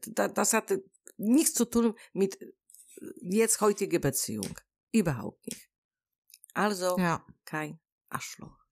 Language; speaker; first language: German; non-native, learner; Polish